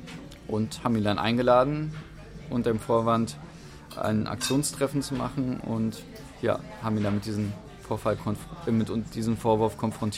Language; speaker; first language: German; native; German